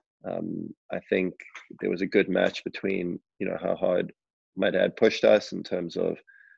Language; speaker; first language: English; native; English